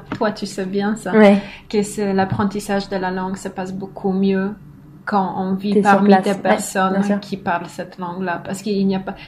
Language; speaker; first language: French; non-native, fluent; Polish